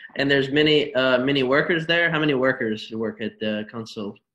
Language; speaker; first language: English; native; English